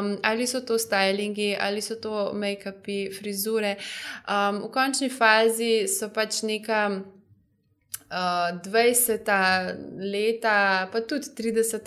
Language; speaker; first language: Slovenian; native; Slovenian